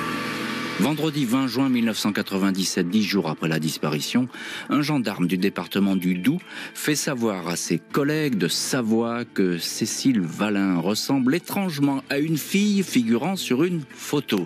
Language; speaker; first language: French; native; French